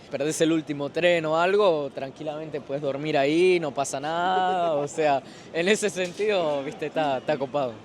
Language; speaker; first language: Spanish; native; Spanish